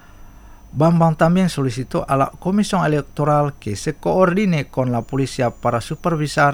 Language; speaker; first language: Spanish; non-native, fluent; Indonesian